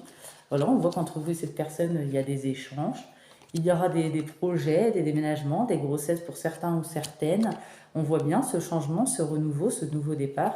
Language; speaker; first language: French; native; French